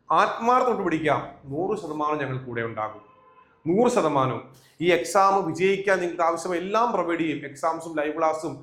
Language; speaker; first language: Malayalam; native; Malayalam